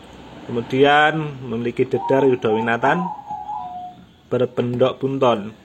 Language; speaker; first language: Indonesian; non-native, local second language; Javanese